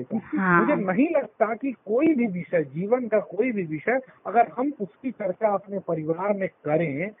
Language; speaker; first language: Hindi; native; Hindi